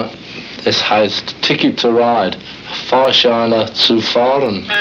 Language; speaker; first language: German; non-native, learner; English